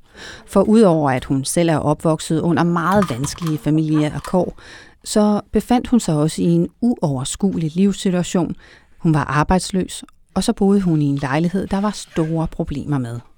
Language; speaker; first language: Danish; native; Danish